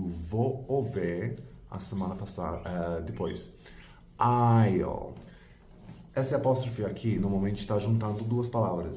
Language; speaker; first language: Portuguese; non-native, fluent; English